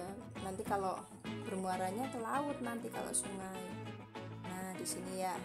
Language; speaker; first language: Indonesian; native; Indonesian